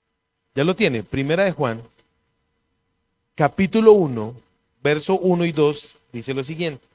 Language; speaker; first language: Spanish; native; Spanish